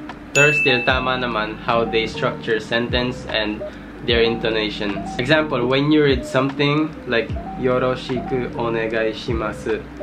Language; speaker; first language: English; non-native, fluent; Filipino